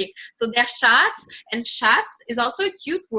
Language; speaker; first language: German; non-native, fluent; French